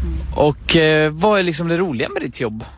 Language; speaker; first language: Swedish; native; Swedish